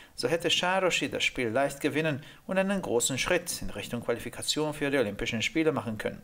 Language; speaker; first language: German; non-native, fluent; Hungarian